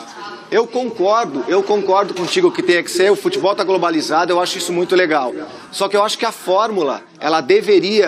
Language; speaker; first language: Portuguese; native; Portuguese